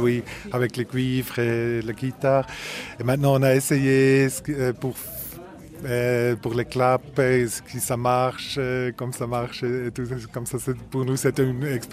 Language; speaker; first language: French; non-native, fluent; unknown